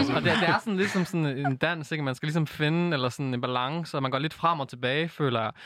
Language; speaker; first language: Danish; native; Danish